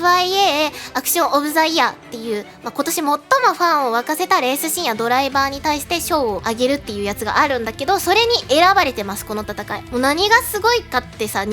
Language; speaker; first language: Japanese; native; Japanese